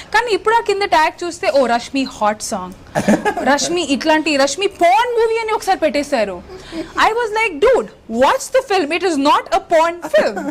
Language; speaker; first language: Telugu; non-native, local second language; Hindi